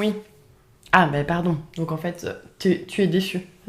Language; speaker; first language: French; native; French